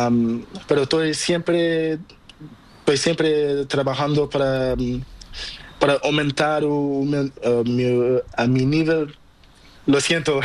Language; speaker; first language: Spanish; non-native, learner; Portuguese